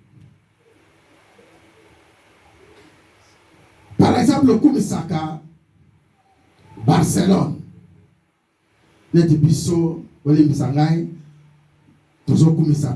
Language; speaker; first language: French; non-native, local second language; Lingala